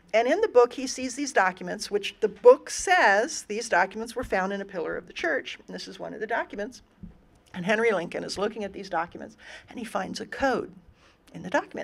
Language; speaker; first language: English; native; English